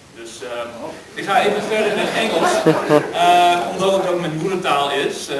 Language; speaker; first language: Dutch; non-native, fluent; English